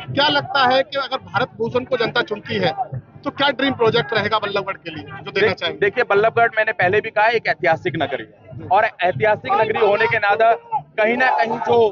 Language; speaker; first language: Hindi; native; Hindi